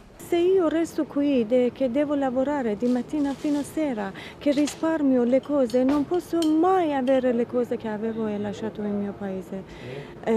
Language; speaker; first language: Italian; non-native, fluent; Persian